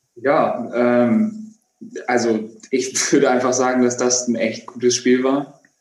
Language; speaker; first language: German; native; German